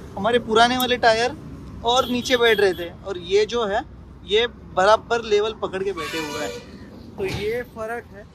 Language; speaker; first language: Hindi; non-native, local second language; Marathi